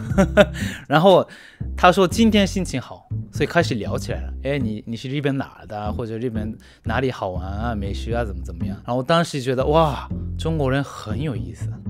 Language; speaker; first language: Chinese; non-native, fluent; Japanese